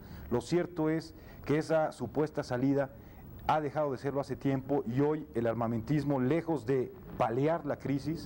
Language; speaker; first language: Spanish; native; Spanish